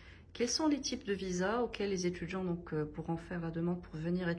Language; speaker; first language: French; non-native, local second language; Arabic